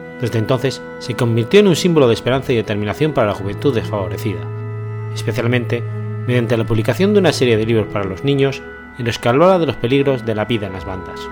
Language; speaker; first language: Spanish; native; Spanish